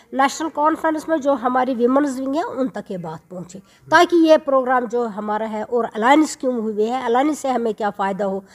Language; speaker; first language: Urdu; non-native, local second language; Kashmiri